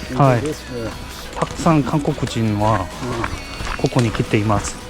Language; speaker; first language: Japanese; non-native, learner; Korean